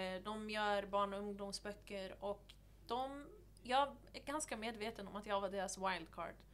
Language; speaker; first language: Swedish; early bilingual, other home language; Persian